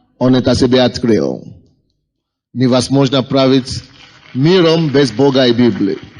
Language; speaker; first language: Russian; non-native, fluent; Yoruba